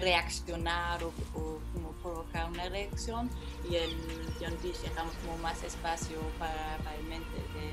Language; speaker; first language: Spanish; non-native, fluent; German